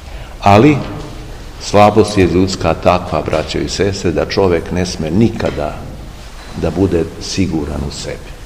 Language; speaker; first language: Serbian; native; Serbian